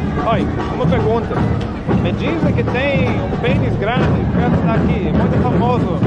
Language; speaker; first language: Portuguese; non-native, learner; English